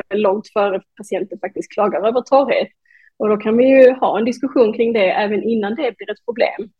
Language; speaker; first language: Swedish; native; Swedish